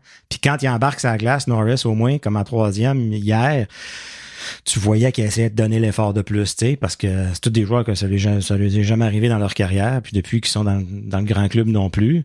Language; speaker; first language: French; native; French